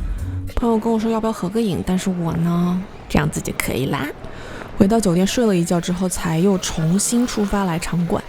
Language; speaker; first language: Chinese; native; Chinese